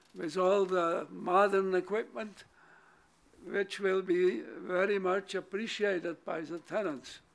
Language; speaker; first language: English; non-native, fluent; German